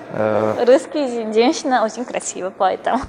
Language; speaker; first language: Russian; non-native, fluent; Japanese